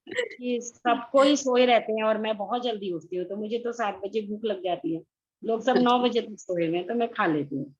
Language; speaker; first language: Hindi; native; Hindi